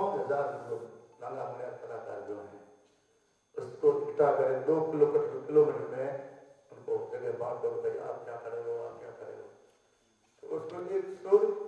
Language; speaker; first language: Hindi; native; Hindi